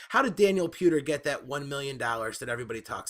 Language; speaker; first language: English; native; English